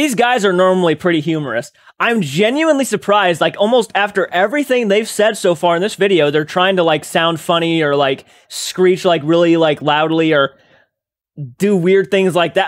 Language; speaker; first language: English; native; English